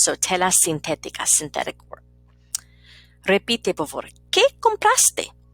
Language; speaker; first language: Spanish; non-native, fluent; English